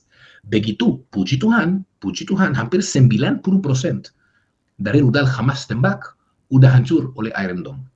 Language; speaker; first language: Indonesian; non-native, fluent; Hebrew